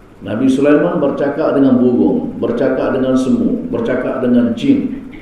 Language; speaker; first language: Malay; native; Malay